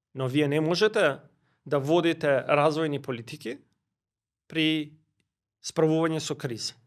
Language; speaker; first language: Macedonian; non-native, local second language; Albanian